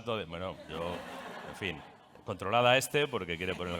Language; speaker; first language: Spanish; native; Spanish